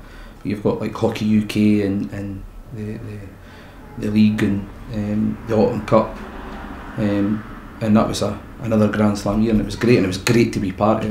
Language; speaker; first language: English; native; English